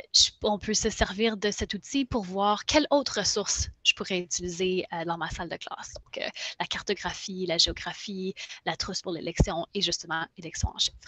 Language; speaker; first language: French; native; French